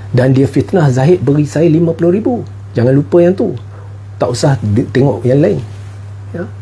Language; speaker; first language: Malay; non-native, local second language; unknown